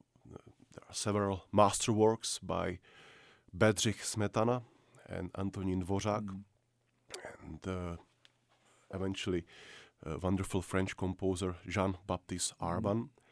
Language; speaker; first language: English; non-native, fluent; Czech